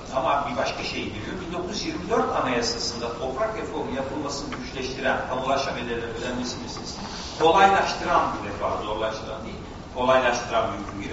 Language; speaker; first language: Turkish; native; Turkish